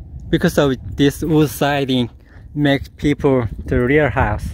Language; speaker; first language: English; non-native, learner; Korean